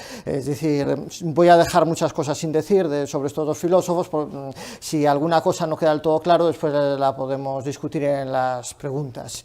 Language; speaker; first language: Spanish; native; Spanish